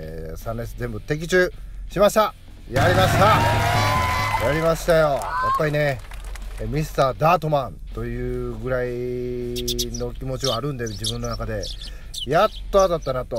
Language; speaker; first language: Japanese; native; Japanese